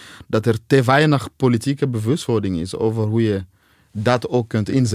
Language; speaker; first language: Dutch; non-native, fluent; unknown